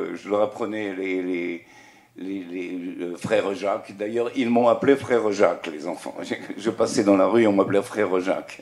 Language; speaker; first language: French; native; French